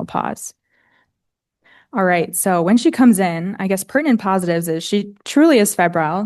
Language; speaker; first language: English; native; English